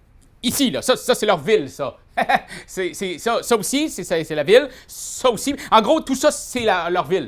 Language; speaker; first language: French; native; French